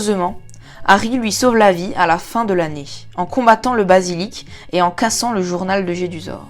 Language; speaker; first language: French; native; French